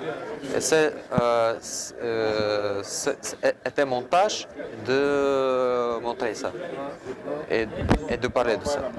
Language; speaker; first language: French; non-native, fluent; Russian